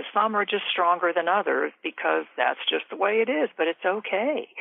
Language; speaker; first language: English; native; English